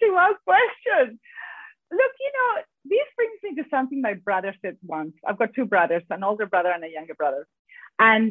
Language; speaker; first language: English; non-native, fluent; Spanish